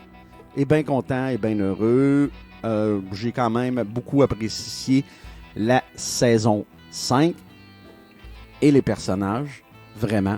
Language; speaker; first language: French; native; French